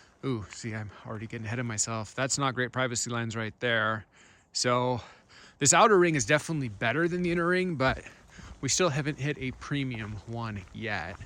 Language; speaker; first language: English; native; English